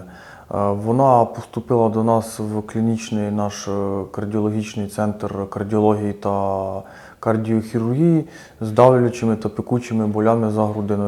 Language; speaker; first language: Ukrainian; native; Ukrainian